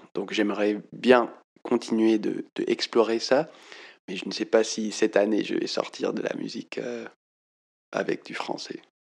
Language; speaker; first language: French; non-native, fluent; English